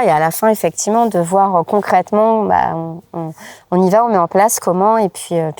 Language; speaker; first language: French; native; French